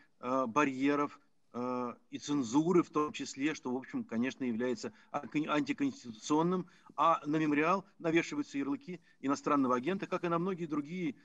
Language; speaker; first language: Russian; native; Russian